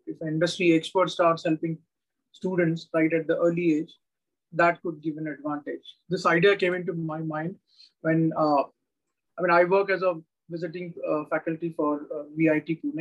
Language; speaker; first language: English; non-native, local second language; Marathi